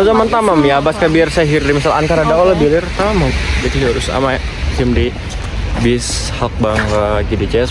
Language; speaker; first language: Turkish; non-native, learner; Indonesian